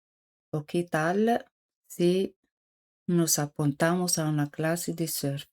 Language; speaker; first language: Spanish; non-native, fluent; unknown